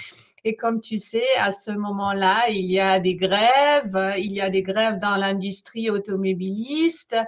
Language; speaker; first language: French; non-native, fluent; German